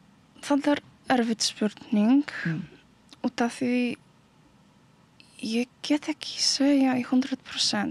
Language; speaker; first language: Icelandic; non-native, learner; Polish